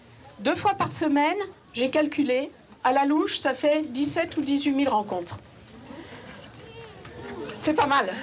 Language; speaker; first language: French; native; French